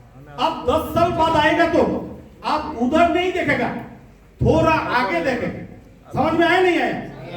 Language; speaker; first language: Hindi; non-native, local second language; Bangla